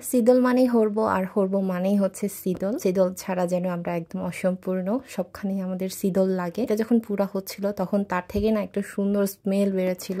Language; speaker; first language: Bangla; non-native, local second language; Chakma